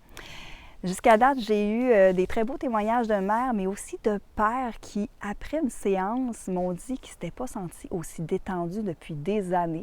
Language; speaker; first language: French; native; French